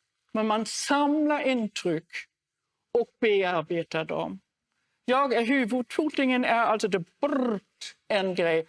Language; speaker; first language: Swedish; non-native, fluent; German